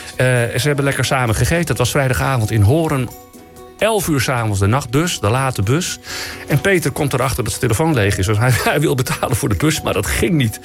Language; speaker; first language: Dutch; native; Dutch